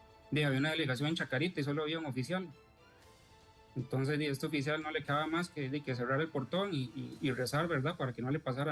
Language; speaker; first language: Spanish; native; Spanish